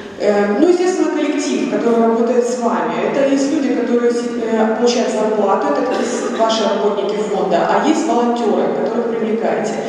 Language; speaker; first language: Russian; non-native, local second language; Ukrainian